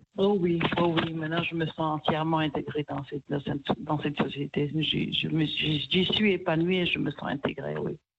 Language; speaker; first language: French; non-native, local second language; Kinyarwanda